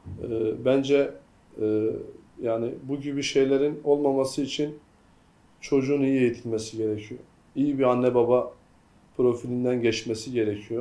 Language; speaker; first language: Turkish; native; Turkish